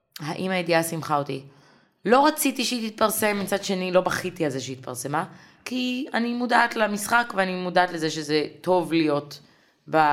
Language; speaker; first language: Hebrew; native; Hebrew